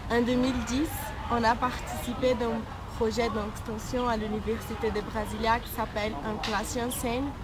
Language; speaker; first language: French; non-native, learner; Portuguese